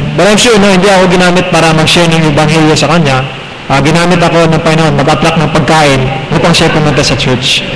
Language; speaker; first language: Filipino; non-native, local second language; Cebuano